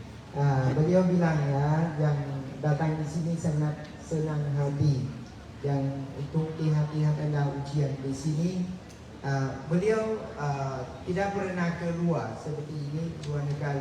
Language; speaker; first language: Indonesian; non-native, learner; Thai